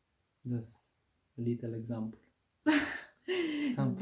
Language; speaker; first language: English; non-native, fluent; Polish